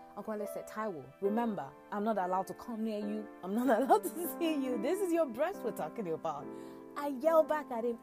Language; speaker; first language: English; non-native, local second language; Yoruba